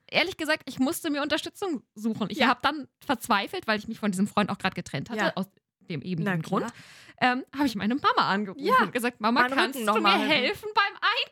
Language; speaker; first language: German; native; German